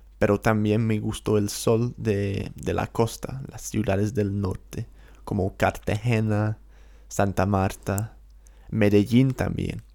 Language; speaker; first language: Spanish; non-native, fluent; English